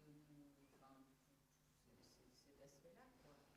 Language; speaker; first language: French; native; French